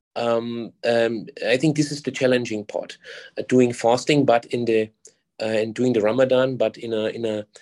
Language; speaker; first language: English; non-native, fluent; German